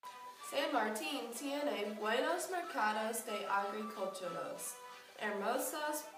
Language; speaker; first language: Spanish; non-native, learner; English